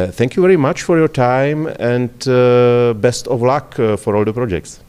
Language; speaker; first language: English; non-native, fluent; Czech